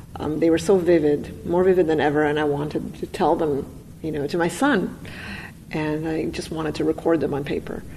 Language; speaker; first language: English; non-native, fluent; Russian